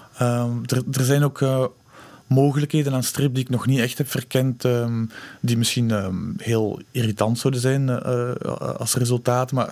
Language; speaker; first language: Dutch; native; Dutch